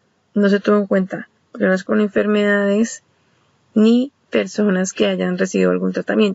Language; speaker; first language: Spanish; native; Spanish